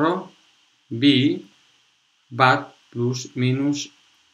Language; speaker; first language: Basque; non-native, local second language; Spanish